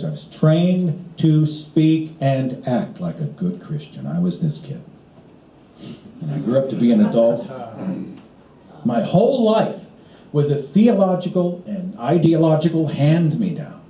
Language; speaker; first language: English; native; English